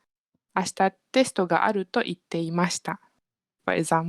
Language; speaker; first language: Japanese; non-native, learner; Malay